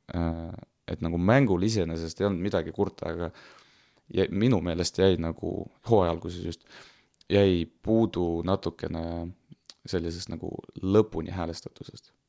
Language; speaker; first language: Estonian; non-native, local second language; Russian